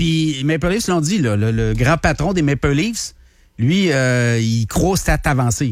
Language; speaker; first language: French; native; French